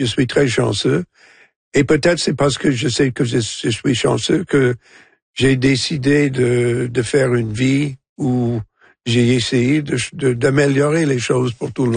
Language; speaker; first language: French; non-native, local second language; English